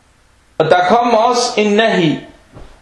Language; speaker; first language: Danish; non-native, fluent; Arabic